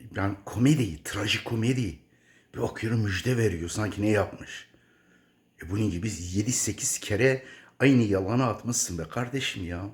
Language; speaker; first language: Turkish; native; Turkish